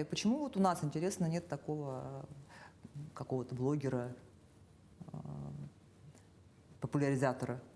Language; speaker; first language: Russian; native; Russian